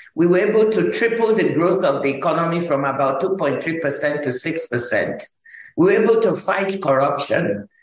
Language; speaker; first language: English; non-native, local second language; Igbo